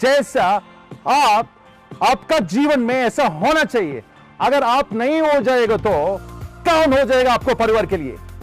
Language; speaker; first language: Hindi; non-native, local second language; Tamil